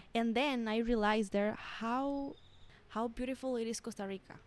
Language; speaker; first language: English; non-native, learner; Spanish